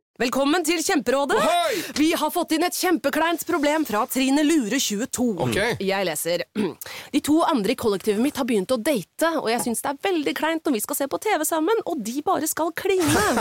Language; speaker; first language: Norwegian; native; Norwegian